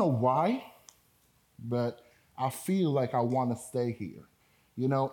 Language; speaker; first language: English; non-native, local second language; Spanish